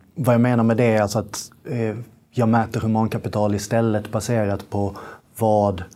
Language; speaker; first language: Swedish; native; Swedish